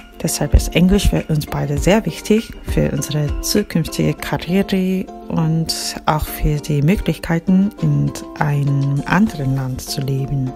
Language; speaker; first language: German; non-native, fluent; Korean